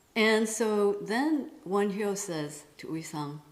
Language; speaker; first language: English; non-native, fluent; Korean